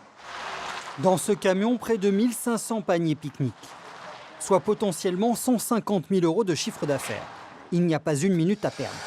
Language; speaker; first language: French; native; French